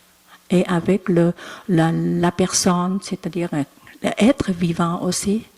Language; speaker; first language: French; non-native, learner; Vietnamese